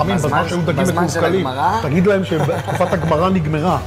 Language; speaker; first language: Hebrew; native; Hebrew